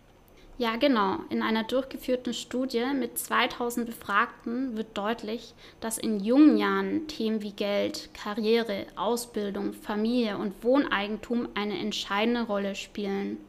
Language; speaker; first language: German; native; German